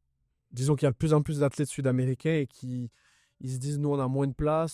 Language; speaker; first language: French; native; French